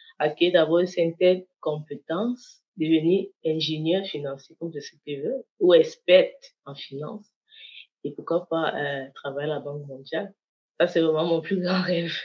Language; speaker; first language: French; non-native, local second language; Kinyarwanda